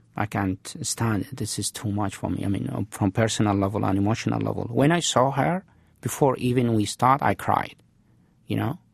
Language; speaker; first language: English; non-native, fluent; Arabic